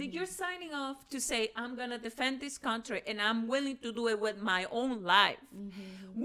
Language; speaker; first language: English; non-native, fluent; Spanish